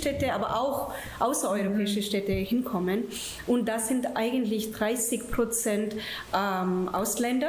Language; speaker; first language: German; non-native, fluent; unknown